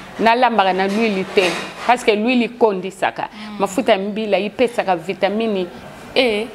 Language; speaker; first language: Lingala; non-native, local second language; Kituba (Democratic Republic of Congo)